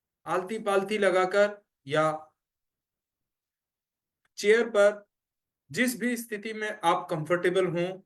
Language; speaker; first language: Hindi; native; Hindi